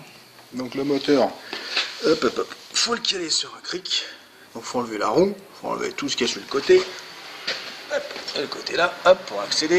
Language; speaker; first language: French; native; French